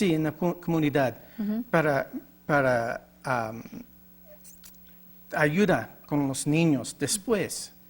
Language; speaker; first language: Spanish; non-native, learner; English